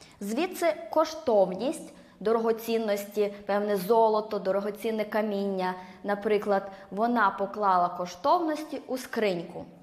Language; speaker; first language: Ukrainian; native; Ukrainian